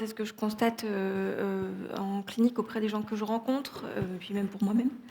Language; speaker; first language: French; native; French